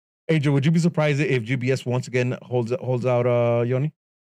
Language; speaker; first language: English; early bilingual, other home language; Spanish